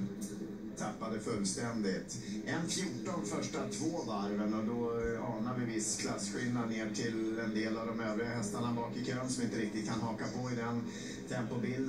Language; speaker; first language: Swedish; native; Swedish